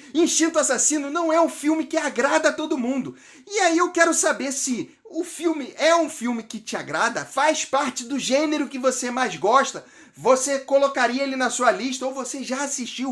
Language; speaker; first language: Portuguese; native; Portuguese